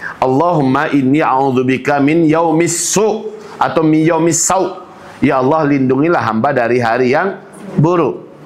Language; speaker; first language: Malay; non-native, local second language; Minangkabau